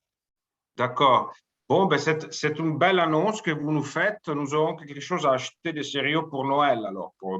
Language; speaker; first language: French; native; French